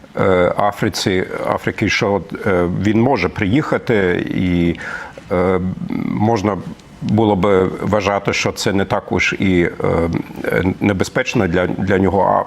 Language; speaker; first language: Ukrainian; non-native, fluent; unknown